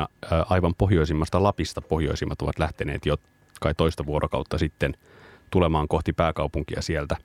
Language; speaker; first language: Finnish; native; Finnish